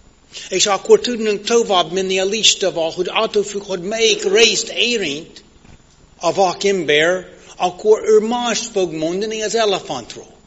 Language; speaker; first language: Hungarian; non-native, fluent; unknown